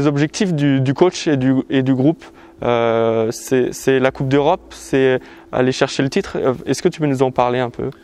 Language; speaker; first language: French; native; French